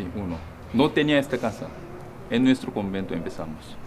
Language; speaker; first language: Spanish; non-native, fluent; Korean